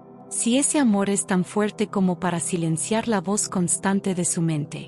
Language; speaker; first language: Spanish; native; Spanish